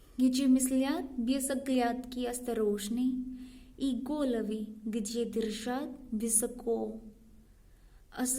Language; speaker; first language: Russian; non-native, learner; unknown